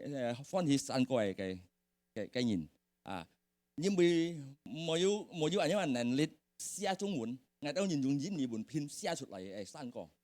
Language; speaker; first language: Chinese; early bilingual, heritage; Hakka Chinese